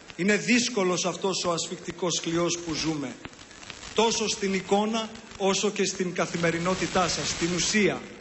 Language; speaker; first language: Greek; early bilingual, heritage; Greek